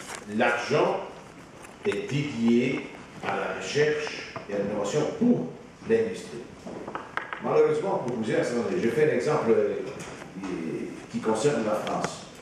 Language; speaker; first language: French; non-native, fluent; Italian